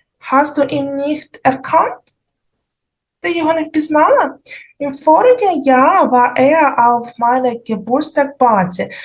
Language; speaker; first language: German; non-native, fluent; Ukrainian